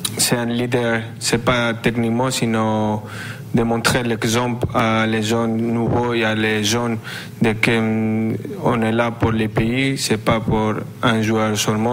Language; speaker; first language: French; non-native, fluent; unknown